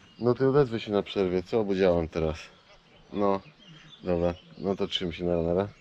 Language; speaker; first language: Polish; native; Polish